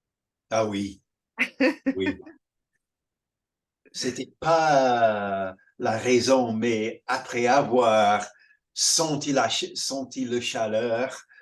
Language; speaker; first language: French; non-native, fluent; English